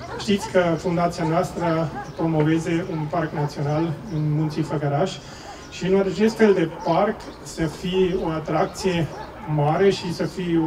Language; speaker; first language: Romanian; non-native, fluent; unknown